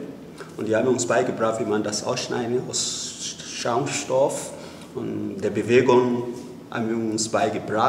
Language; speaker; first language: German; non-native, learner; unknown